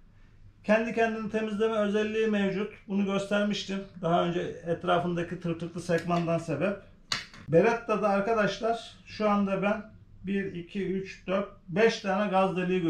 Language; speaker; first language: Turkish; native; Turkish